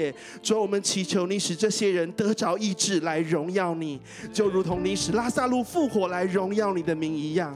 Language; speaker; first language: Chinese; native; Chinese